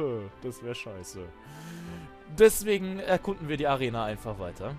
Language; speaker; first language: German; native; German